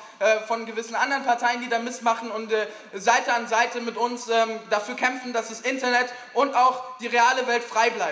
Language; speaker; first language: German; native; German